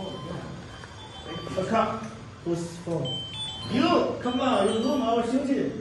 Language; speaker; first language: English; non-native, learner; Bangla